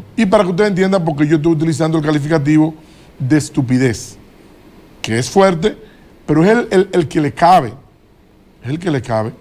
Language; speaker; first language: Spanish; native; Spanish